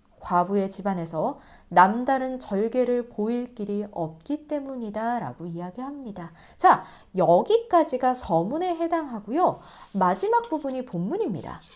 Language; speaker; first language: Korean; native; Korean